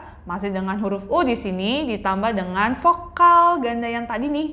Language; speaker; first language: Indonesian; native; Indonesian